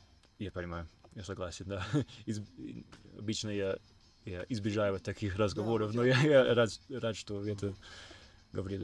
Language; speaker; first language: Russian; non-native, learner; English